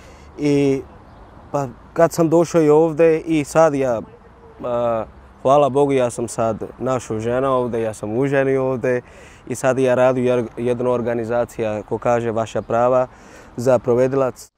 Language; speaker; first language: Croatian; non-native, learner; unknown